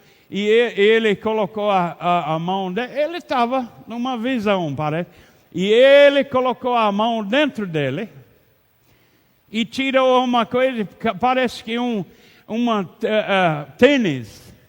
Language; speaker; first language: Portuguese; non-native, learner; English